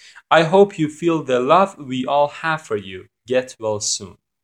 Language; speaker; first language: English; non-native, fluent; Persian